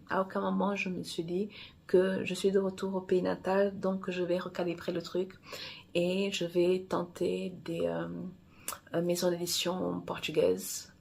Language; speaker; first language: French; non-native, fluent; Portuguese